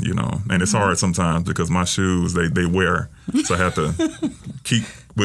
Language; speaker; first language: English; native; English